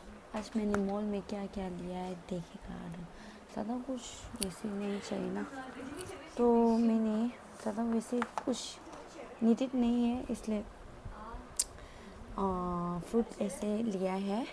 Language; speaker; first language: Hindi; non-native, local second language; Tibetan